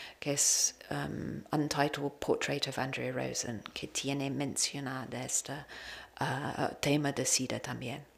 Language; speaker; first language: Spanish; non-native, learner; English